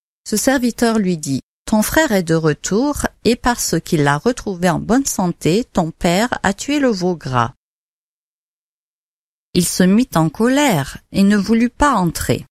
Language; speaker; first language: French; native; French